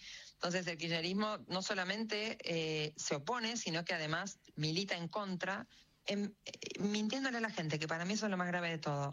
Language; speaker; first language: Spanish; native; Spanish